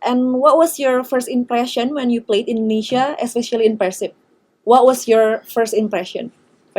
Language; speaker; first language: English; non-native, fluent; Indonesian